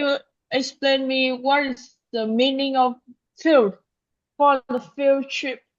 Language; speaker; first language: English; non-native, learner; Vietnamese